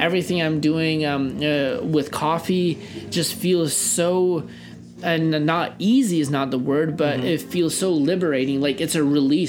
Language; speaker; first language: English; early bilingual, other home language; Russian